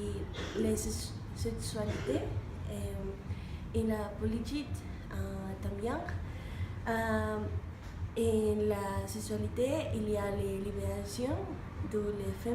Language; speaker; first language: French; non-native, learner; Spanish